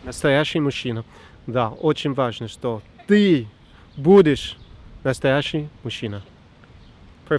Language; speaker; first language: Russian; non-native, learner; English